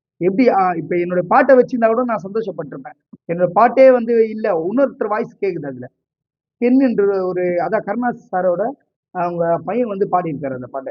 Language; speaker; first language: Tamil; native; Tamil